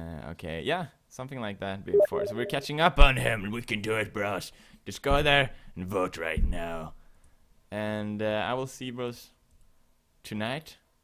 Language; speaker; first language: English; non-native, fluent; Swedish